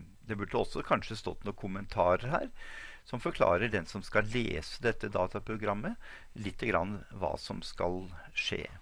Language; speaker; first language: Norwegian; native; Norwegian